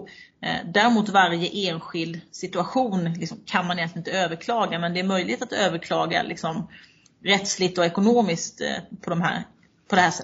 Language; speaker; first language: Swedish; native; Swedish